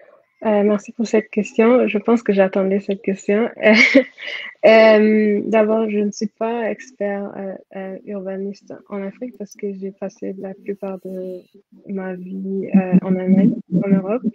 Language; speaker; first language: French; non-native, fluent; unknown